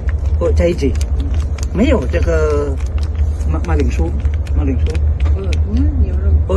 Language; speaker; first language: Chinese; non-native, learner; Indonesian